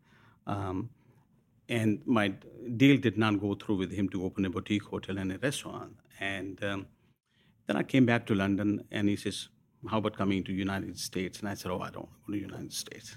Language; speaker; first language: English; non-native, local second language; Hindi